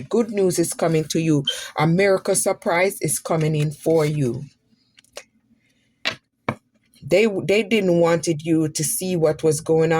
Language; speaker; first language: English; native; English